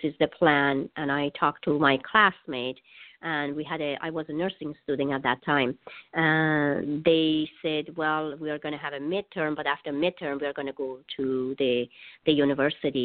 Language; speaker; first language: English; non-native, fluent; Persian